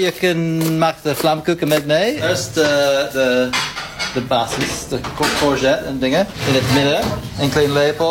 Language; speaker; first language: Dutch; non-native, learner; French